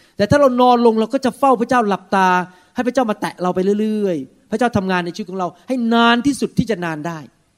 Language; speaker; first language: Thai; early bilingual, heritage; Thai